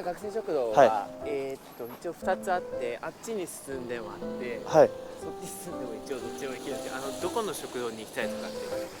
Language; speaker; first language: Japanese; native; Japanese